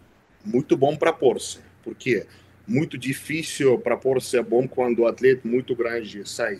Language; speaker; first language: Portuguese; non-native, learner; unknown